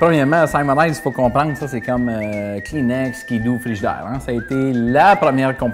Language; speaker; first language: French; native; French